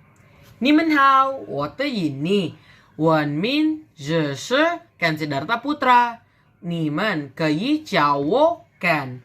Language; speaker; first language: Chinese; non-native, learner; Indonesian